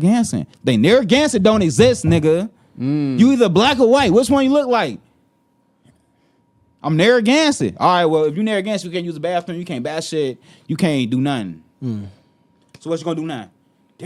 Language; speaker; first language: English; native; English